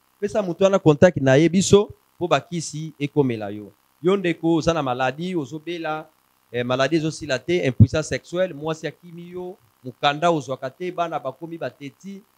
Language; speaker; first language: Lingala; non-native, local second language; Kongo